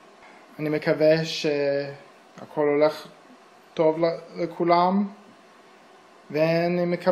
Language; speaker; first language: Hebrew; early bilingual, other home language; English